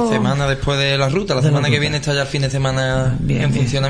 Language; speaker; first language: Spanish; native; Spanish